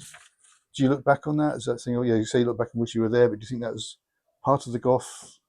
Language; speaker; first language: English; native; English